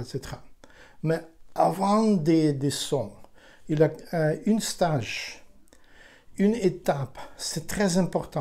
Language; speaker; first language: French; non-native, fluent; Ukrainian